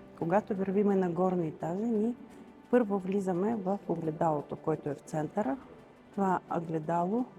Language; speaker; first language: Bulgarian; non-native, fluent; Russian